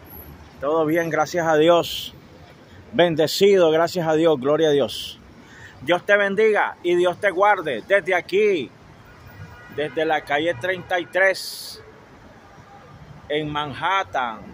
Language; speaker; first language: Spanish; native; Spanish